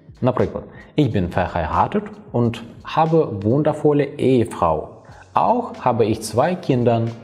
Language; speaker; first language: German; non-native, fluent; Ukrainian